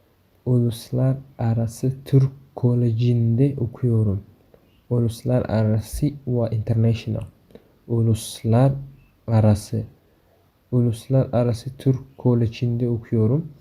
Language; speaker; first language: Turkish; non-native, fluent; Somali